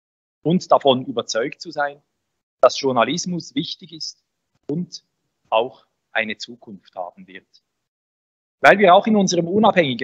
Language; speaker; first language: German; native; German